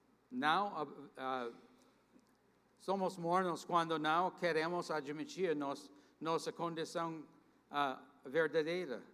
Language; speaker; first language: Portuguese; non-native, fluent; English